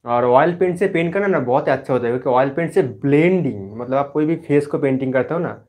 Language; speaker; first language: Hindi; non-native, local second language; Bangla